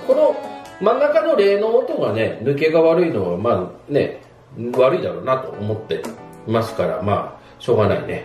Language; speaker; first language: Japanese; native; Japanese